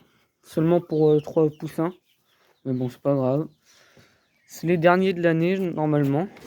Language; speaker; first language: French; native; French